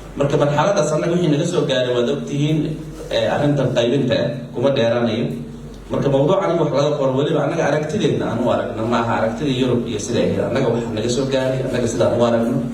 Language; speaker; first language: Somali; native; Somali